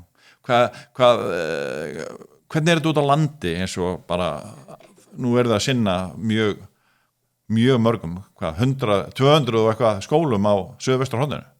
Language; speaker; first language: Icelandic; native; Icelandic